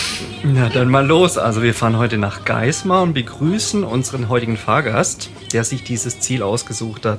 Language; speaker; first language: German; native; German